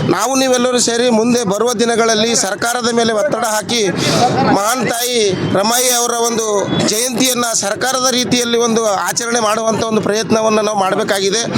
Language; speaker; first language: Kannada; native; Kannada